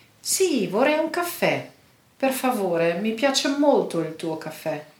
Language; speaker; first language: Italian; non-native, fluent; Dutch